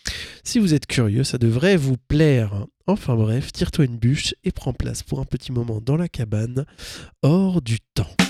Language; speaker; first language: French; native; French